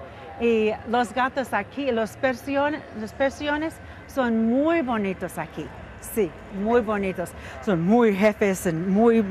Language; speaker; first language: Spanish; non-native, learner; English